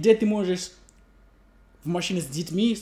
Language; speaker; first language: Russian; native; Russian